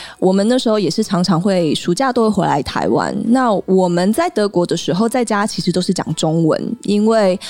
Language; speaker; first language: Chinese; early bilingual, heritage; Chinese